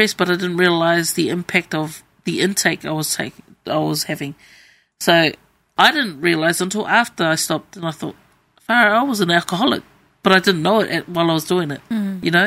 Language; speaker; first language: English; native; English